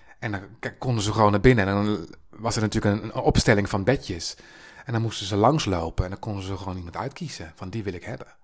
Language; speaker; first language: Dutch; native; Dutch